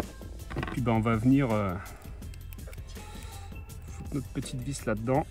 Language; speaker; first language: French; native; French